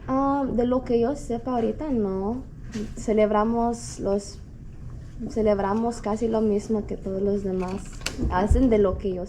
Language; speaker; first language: Spanish; early bilingual, heritage; Spanish